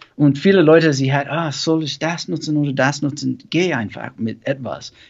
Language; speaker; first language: German; non-native, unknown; English